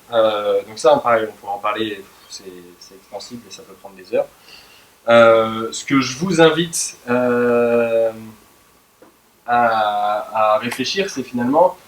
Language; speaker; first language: French; native; French